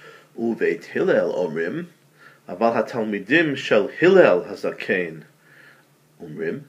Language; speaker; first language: Hebrew; non-native, fluent; English